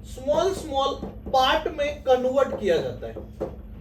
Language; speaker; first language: Hindi; non-native, local second language; Marathi